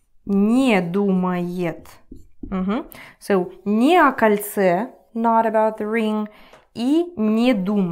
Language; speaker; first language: Russian; non-native, learner; English